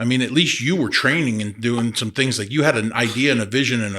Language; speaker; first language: English; native; English